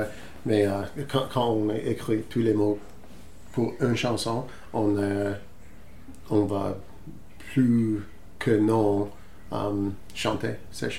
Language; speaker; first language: French; non-native, learner; English